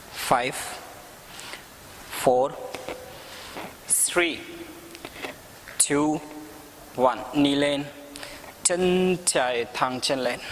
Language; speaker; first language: Vietnamese; non-native, learner; Hindi